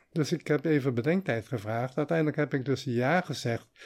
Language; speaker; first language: Dutch; early bilingual, heritage; Dutch